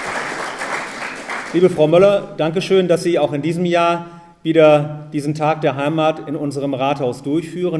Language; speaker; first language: German; native; German